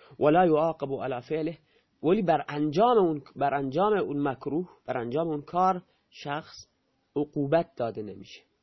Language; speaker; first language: Persian; non-native, local second language; Baluchi